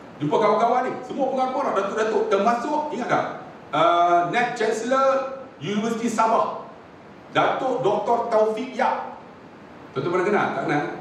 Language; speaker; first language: Malay; native; Malay